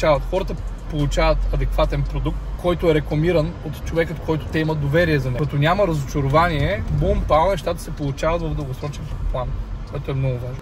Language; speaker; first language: Bulgarian; native; Bulgarian